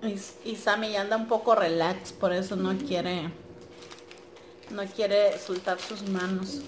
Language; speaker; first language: Spanish; native; Spanish